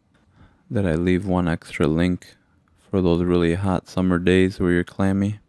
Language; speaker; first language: English; native; English